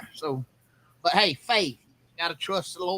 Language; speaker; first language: English; native; English